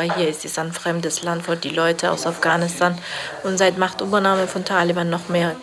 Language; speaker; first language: German; non-native, fluent; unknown